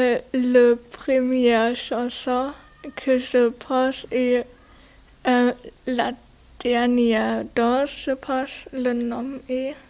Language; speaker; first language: French; non-native, learner; German